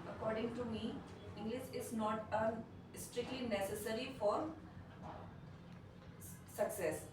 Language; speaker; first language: English; non-native, learner; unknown